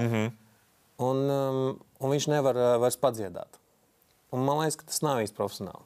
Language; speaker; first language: Latvian; native; Latvian